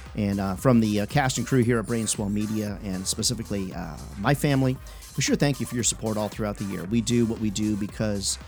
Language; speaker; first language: English; native; English